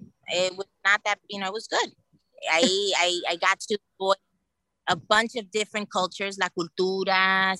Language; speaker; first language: English; early bilingual, other home language; Spanish